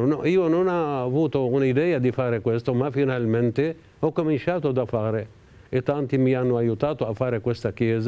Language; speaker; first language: Italian; non-native, fluent; Arabic